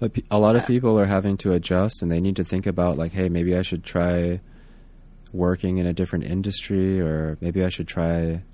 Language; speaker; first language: English; native; English